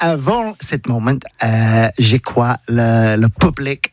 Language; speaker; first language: French; non-native, learner; English